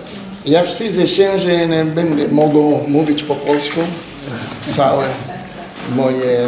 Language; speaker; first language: Polish; non-native, learner; Italian